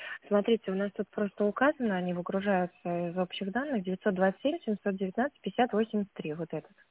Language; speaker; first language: Russian; native; Russian